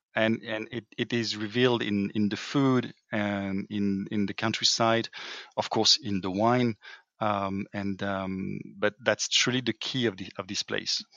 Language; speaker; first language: English; non-native, fluent; French